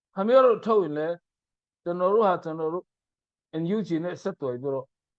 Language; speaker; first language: Burmese; non-native, local second language; Mizo